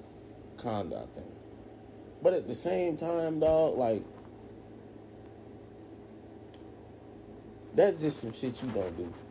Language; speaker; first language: English; native; English